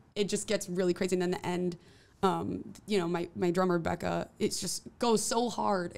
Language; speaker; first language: English; native; English